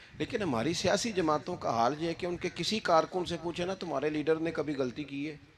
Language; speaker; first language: Urdu; non-native, local second language; Punjabi